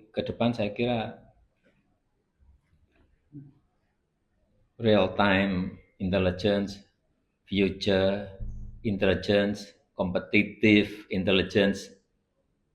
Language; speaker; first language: Indonesian; non-native, local second language; Javanese